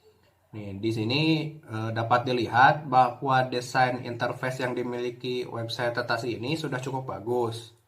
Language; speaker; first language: Indonesian; native; Indonesian